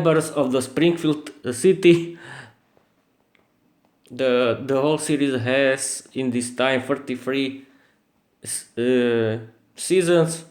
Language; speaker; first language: English; non-native, learner; Slovak